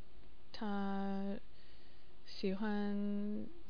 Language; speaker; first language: Chinese; non-native, learner; English